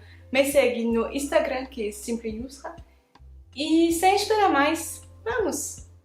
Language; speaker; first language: Portuguese; non-native, fluent; French